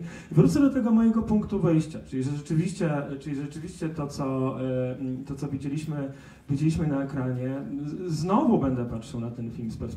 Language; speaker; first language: Polish; native; Polish